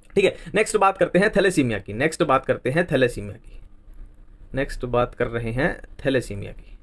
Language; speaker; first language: Hindi; native; Hindi